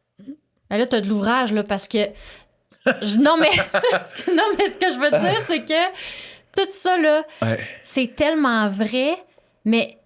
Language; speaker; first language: French; native; French